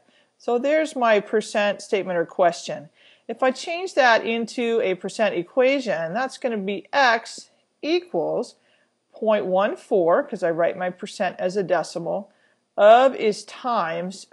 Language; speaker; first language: English; native; English